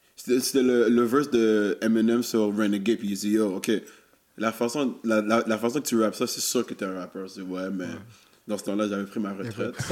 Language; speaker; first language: French; non-native, local second language; English